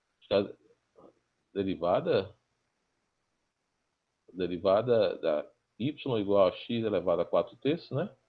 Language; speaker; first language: Portuguese; native; Portuguese